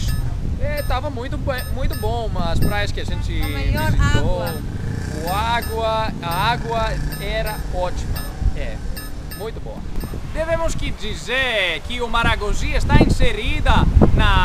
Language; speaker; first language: Portuguese; non-native, learner; Greek